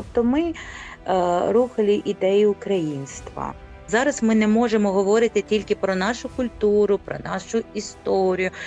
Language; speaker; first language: Ukrainian; native; Ukrainian